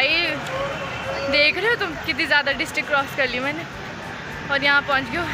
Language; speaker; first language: Hindi; native; Hindi